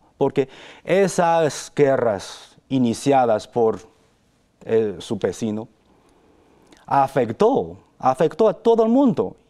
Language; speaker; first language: Spanish; non-native, fluent; Chinese